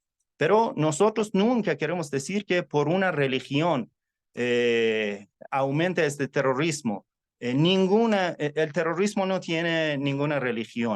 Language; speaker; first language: Spanish; non-native, fluent; Persian